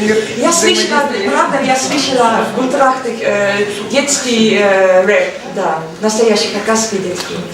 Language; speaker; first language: Russian; non-native, learner; Dutch